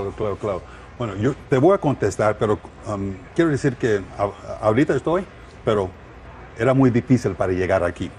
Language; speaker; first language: Spanish; non-native, learner; English